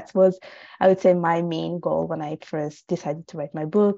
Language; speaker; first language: English; non-native, fluent; Italian